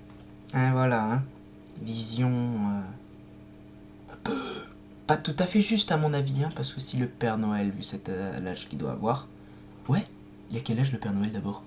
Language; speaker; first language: French; native; French